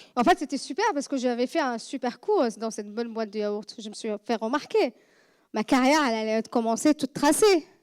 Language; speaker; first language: French; non-native, fluent; Arabic